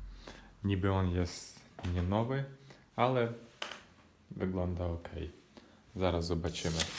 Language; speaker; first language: Polish; non-native, fluent; Ukrainian